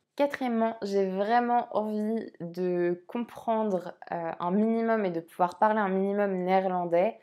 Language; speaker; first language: French; native; French